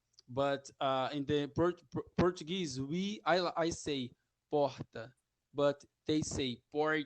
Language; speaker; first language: English; non-native, learner; Portuguese